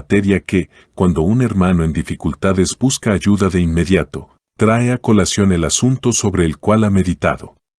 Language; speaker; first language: Spanish; native; Spanish